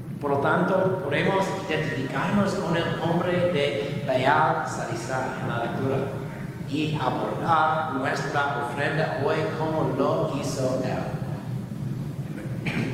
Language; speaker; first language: Spanish; non-native, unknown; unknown